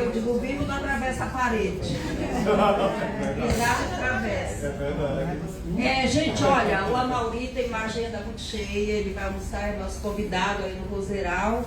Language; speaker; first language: Portuguese; native; Portuguese